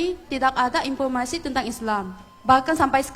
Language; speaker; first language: Indonesian; non-native, fluent; Korean